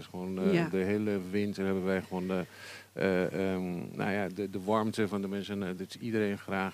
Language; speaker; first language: Dutch; non-native, fluent; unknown